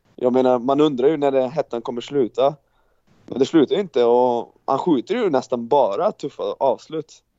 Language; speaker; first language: Swedish; non-native, fluent; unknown